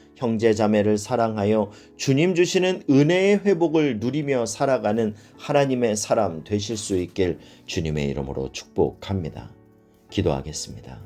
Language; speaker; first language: Korean; native; Korean